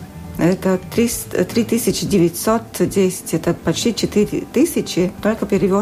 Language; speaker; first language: Russian; non-native, local second language; Latvian